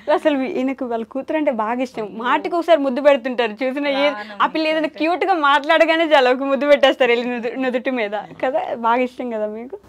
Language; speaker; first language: Telugu; native; Telugu